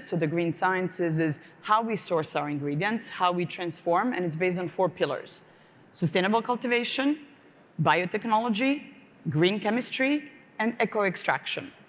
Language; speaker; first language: English; non-native, fluent; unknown